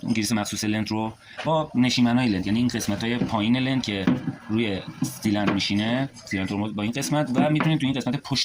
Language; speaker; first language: Persian; native; Persian